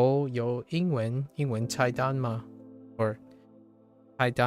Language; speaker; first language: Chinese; non-native, learner; English